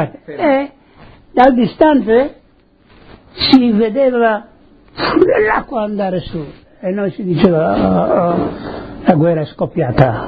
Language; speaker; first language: Italian; early bilingual, heritage; Italian